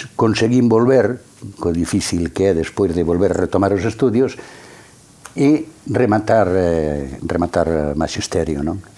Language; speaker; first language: Galician; native; Galician